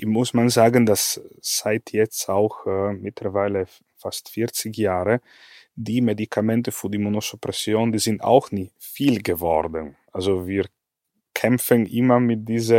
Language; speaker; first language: German; non-native, fluent; Italian